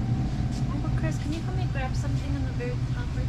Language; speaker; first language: English; native; English